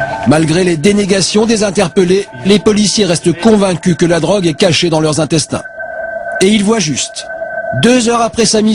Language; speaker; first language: French; native; French